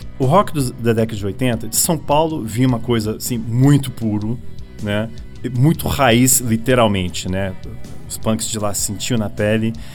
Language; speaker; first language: Portuguese; early bilingual, other home language; English